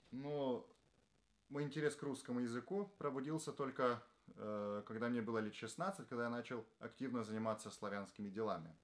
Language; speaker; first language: Russian; non-native, fluent; Slovenian